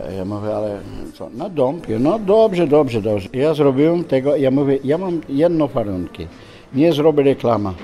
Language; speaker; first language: Polish; non-native, learner; Dutch